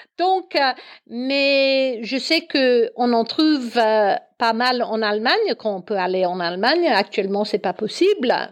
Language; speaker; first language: French; non-native, fluent; English